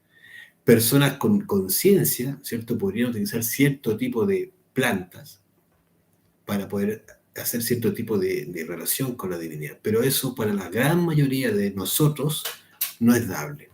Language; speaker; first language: Spanish; native; Spanish